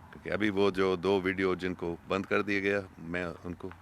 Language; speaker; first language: Urdu; non-native, fluent; English